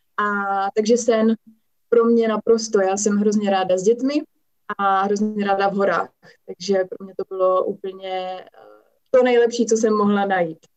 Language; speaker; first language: Czech; native; Czech